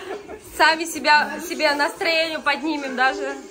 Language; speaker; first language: Russian; non-native, local second language; Kazakh